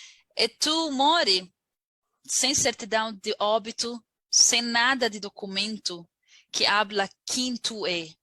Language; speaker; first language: Portuguese; non-native, learner; Arabic